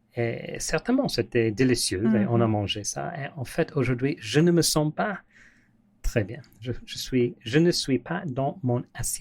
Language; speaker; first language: French; non-native, learner; English